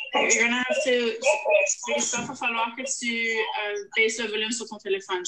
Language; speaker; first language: French; native; French